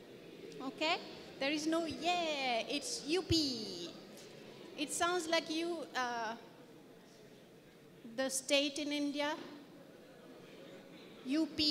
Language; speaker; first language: English; non-native, fluent; French